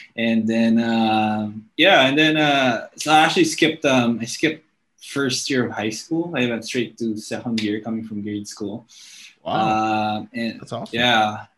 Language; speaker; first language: English; native; English